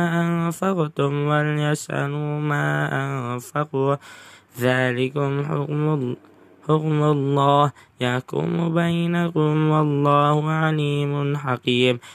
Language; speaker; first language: Arabic; non-native, learner; Indonesian